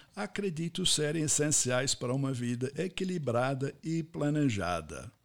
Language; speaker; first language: Portuguese; non-native, fluent; English